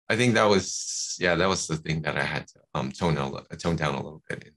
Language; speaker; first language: English; native; English